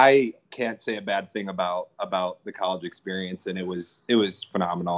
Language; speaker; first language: English; native; English